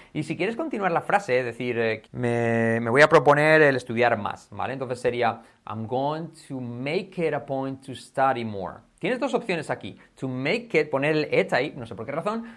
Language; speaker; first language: Spanish; native; Spanish